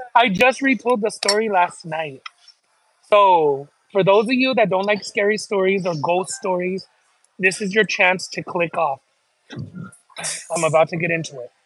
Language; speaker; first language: English; early bilingual, other home language; Spanish